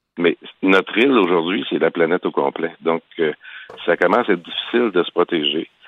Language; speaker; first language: French; native; French